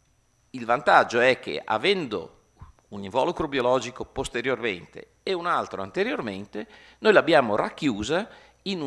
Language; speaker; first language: Italian; native; Italian